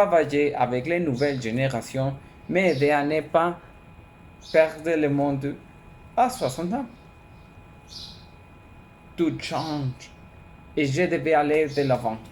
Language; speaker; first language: French; non-native, learner; Spanish